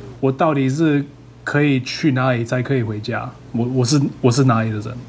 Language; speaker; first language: Chinese; early bilingual, heritage; Chinese